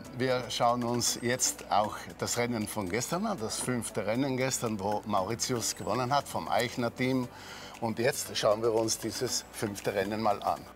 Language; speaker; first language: German; native; German